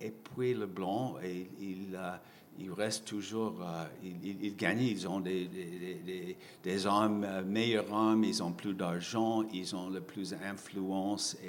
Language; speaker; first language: French; non-native, fluent; English